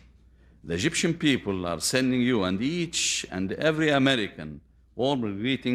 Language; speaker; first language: English; non-native, fluent; Arabic